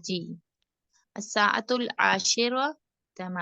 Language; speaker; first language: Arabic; non-native, learner; Urdu